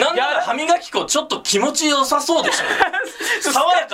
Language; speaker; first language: Japanese; native; Japanese